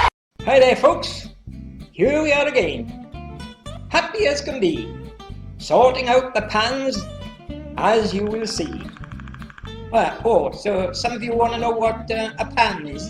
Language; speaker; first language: English; native; English